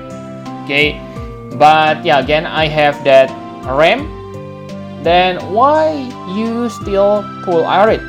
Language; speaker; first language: English; non-native, fluent; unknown